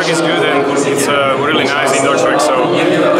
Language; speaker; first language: English; non-native, learner; Russian